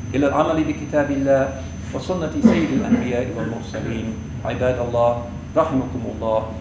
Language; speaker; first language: Arabic; non-native, fluent; English